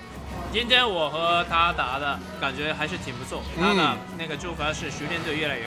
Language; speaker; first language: Chinese; non-native, fluent; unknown